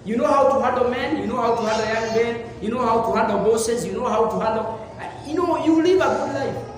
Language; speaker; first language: English; non-native, local second language; Swahili